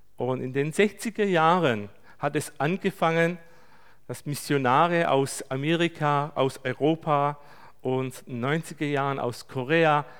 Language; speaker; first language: German; non-native, fluent; Turkish